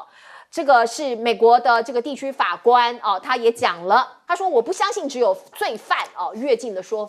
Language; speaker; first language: Chinese; native; Chinese